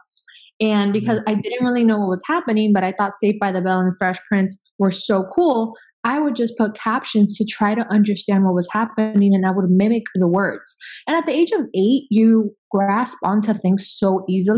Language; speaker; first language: English; early bilingual, other home language; Spanish